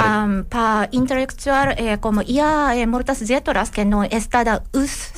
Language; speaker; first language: Catalan; non-native, learner; Japanese